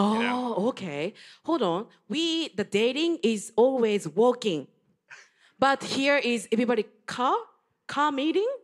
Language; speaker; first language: English; non-native, learner; Japanese